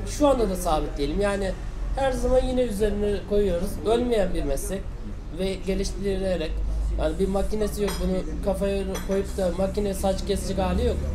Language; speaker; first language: Turkish; native; Turkish